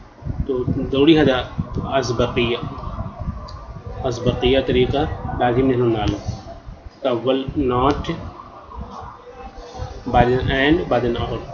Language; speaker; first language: Arabic; non-native, learner; Urdu